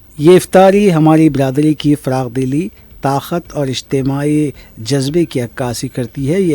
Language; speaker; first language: Urdu; native; Urdu